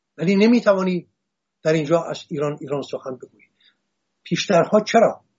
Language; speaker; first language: Persian; non-native, local second language; Assyrian Neo-Aramaic